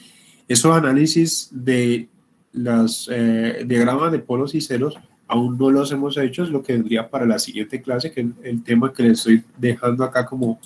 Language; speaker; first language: Spanish; native; Spanish